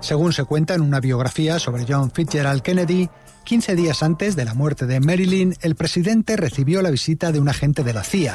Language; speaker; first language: Spanish; native; Spanish